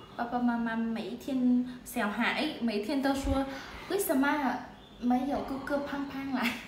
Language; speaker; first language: Chinese; non-native, learner; Vietnamese